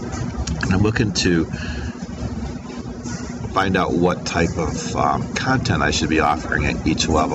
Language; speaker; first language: English; native; English